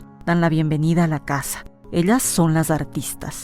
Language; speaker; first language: Spanish; native; Spanish